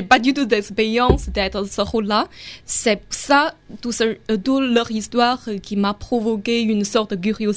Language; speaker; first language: French; non-native, fluent; Chinese